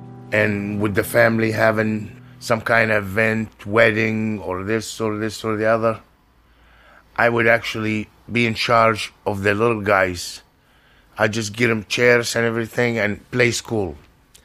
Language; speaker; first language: English; non-native, fluent; Arabic